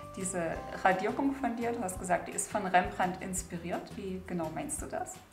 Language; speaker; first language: German; native; German